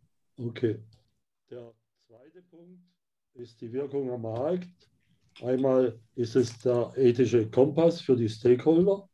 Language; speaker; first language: German; native; German